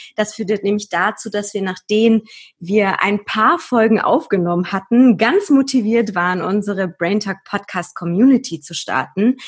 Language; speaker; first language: German; early bilingual, other home language; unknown